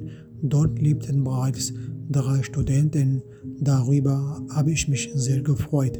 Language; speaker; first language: German; non-native, fluent; Arabic